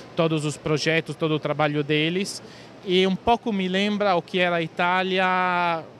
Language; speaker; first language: Portuguese; non-native, fluent; Italian